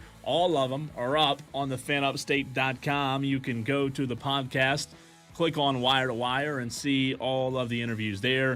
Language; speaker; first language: English; native; English